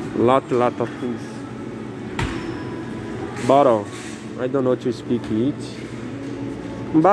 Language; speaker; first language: English; non-native, learner; Portuguese